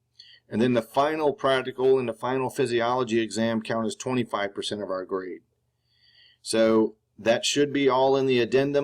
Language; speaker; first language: English; native; English